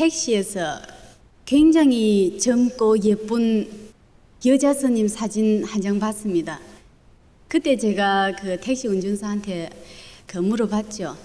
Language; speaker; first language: Korean; early bilingual, other home language; Chinese